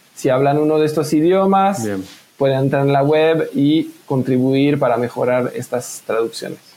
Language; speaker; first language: Spanish; non-native, fluent; French